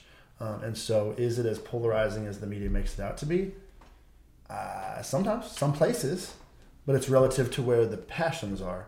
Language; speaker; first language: English; native; English